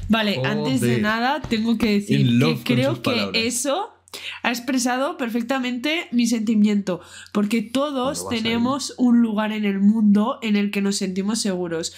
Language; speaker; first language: Spanish; native; Spanish